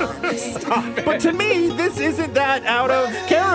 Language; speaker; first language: English; native; English